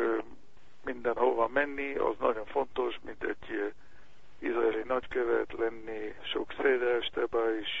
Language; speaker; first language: Hungarian; non-native, learner; Hebrew